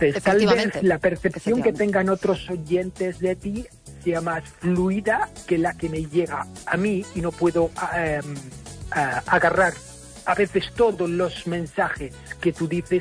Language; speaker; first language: Spanish; non-native, fluent; English